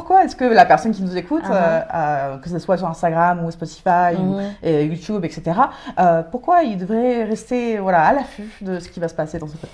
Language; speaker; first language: French; native; French